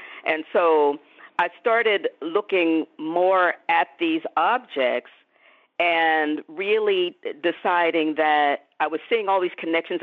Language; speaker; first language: English; native; English